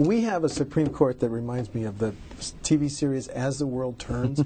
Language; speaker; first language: English; native; English